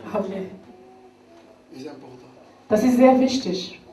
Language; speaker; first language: German; non-native, learner; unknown